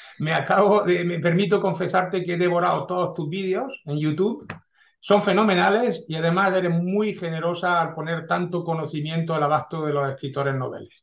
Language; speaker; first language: Spanish; early bilingual, heritage; Spanish